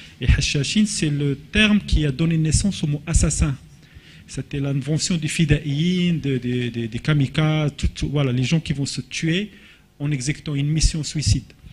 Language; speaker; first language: French; non-native, local second language; Arabic